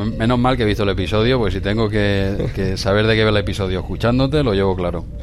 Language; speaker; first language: Spanish; native; Spanish